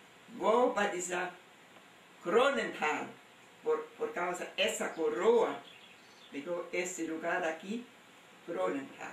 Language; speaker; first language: Portuguese; non-native, local second language; German